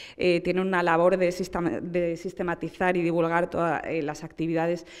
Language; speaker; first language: Spanish; native; Spanish